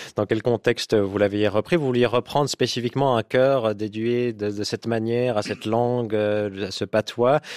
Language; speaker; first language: French; native; French